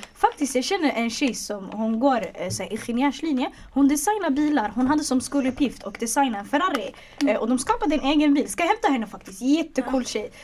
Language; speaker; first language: Swedish; early bilingual, other home language; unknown